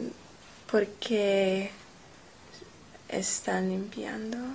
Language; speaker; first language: Spanish; non-native, learner; English